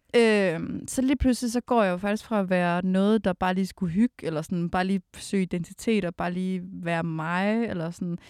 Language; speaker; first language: Danish; native; Danish